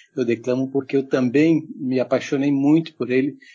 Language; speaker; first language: Portuguese; early bilingual, heritage; German